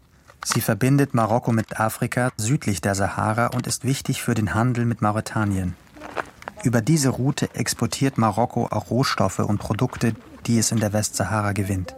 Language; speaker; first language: German; native; German